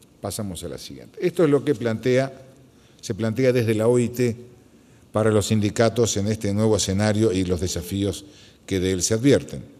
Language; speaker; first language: Spanish; native; Spanish